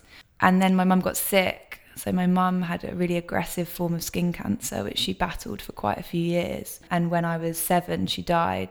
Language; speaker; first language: English; native; English